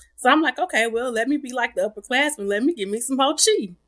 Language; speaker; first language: English; native; English